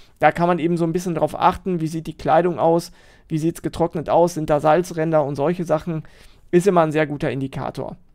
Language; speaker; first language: German; native; German